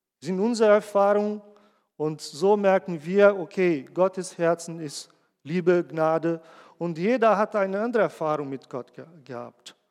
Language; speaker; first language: German; non-native, fluent; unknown